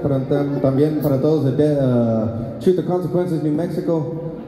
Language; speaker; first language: Spanish; early bilingual, other home language; English